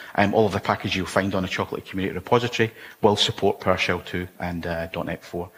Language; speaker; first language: English; native; English